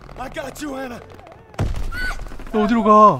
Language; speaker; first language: Korean; native; Korean